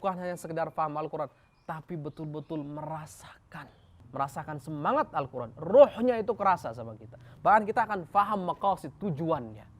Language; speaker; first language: Indonesian; native; Indonesian